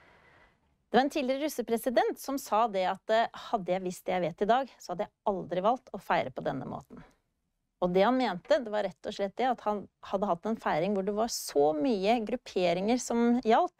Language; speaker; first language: Norwegian; native; Norwegian